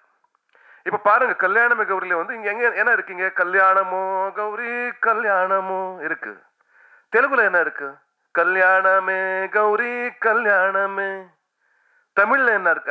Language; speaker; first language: Tamil; non-native, learner; Kannada